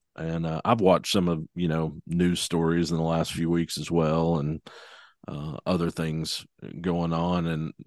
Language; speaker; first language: English; native; English